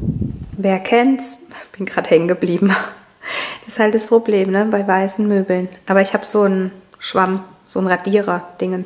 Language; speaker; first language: German; native; German